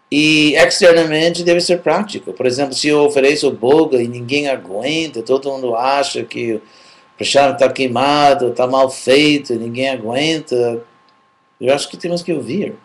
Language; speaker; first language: Portuguese; non-native, fluent; English